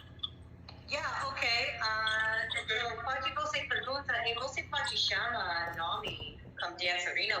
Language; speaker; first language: Portuguese; non-native, learner; English